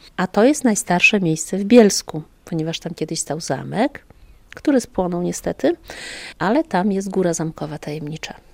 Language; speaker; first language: Polish; native; Polish